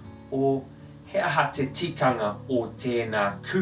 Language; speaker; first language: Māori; non-native, learner; English